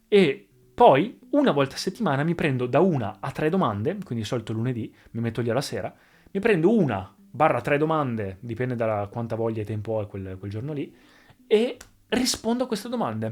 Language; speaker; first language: Italian; native; Italian